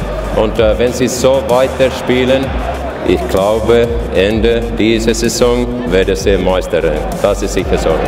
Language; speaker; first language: German; non-native, fluent; Finnish